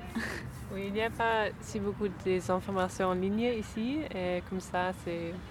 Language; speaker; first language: French; non-native, learner; German